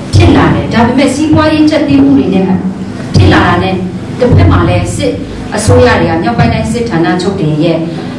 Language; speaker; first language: Burmese; non-native, local second language; Kachin